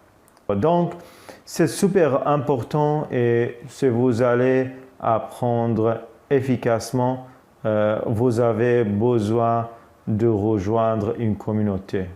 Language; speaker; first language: French; non-native, fluent; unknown